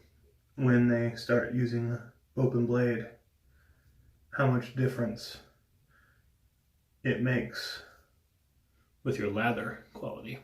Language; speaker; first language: English; native; English